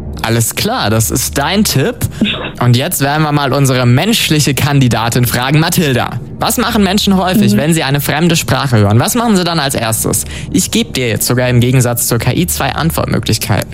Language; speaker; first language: German; native; German